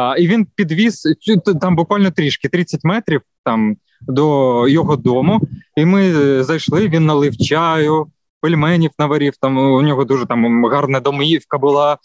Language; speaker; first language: Ukrainian; non-native, local second language; Russian